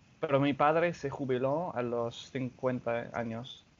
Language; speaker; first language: Spanish; non-native, fluent; English